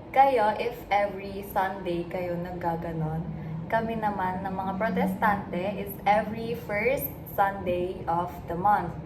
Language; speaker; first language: Filipino; native; Filipino